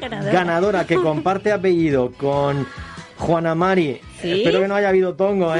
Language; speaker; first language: Spanish; native; Spanish